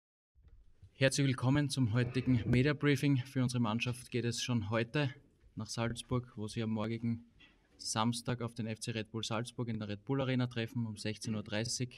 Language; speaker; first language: German; native; German